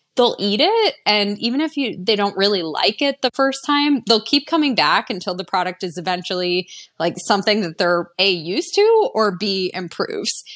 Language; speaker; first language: English; native; English